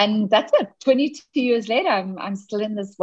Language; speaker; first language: English; native; English